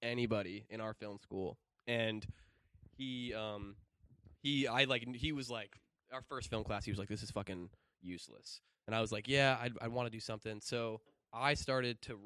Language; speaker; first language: English; native; English